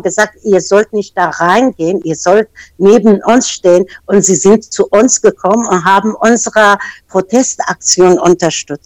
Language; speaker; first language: German; non-native, fluent; Persian